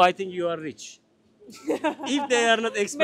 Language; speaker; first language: English; non-native, learner; Turkish